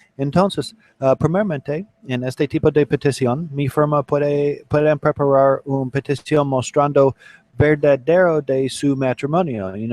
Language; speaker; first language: Spanish; non-native, learner; English